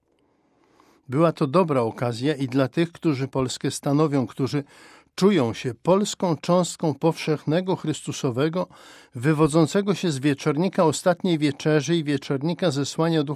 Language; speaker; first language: Polish; native; Polish